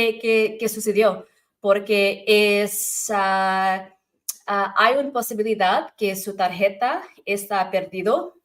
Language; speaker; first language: Spanish; non-native, learner; English